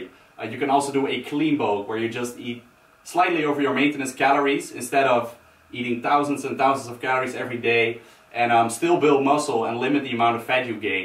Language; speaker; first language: English; non-native, fluent; Dutch